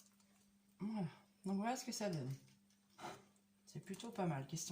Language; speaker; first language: French; native; French